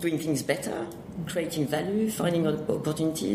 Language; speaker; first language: English; non-native, fluent; French